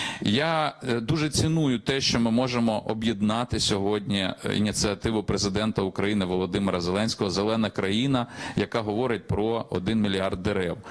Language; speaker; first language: Ukrainian; native; Ukrainian